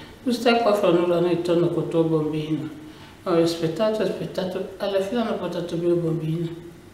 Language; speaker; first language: Italian; non-native, learner; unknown